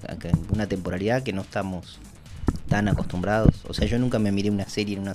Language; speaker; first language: Spanish; native; Spanish